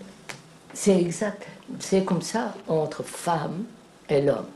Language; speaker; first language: French; non-native, fluent; Telugu